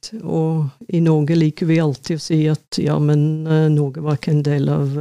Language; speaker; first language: Norwegian; non-native, fluent; English